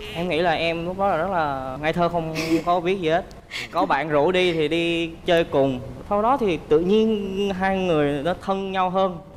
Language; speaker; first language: Vietnamese; early bilingual, other home language; Korean